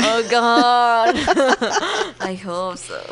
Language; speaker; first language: English; non-native, learner; Thai